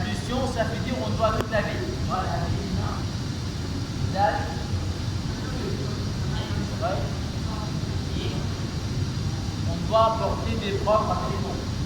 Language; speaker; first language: French; non-native, learner; Arabic